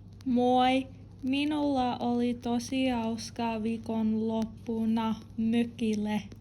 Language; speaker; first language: Finnish; non-native, learner; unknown